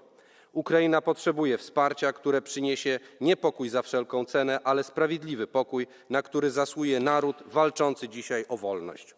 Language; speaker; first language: Polish; native; Polish